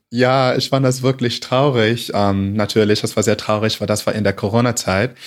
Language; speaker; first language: German; non-native, fluent; English